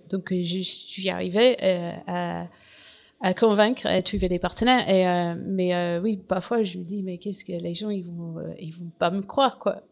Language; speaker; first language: French; non-native, fluent; English